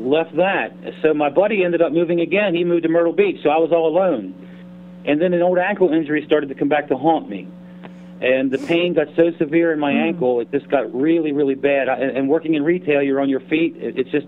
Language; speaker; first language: English; native; English